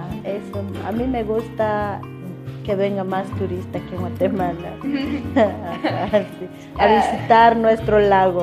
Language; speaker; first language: Spanish; non-native, local second language; Kaqchikel